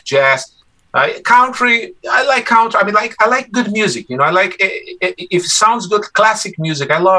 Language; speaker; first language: English; non-native, fluent; Portuguese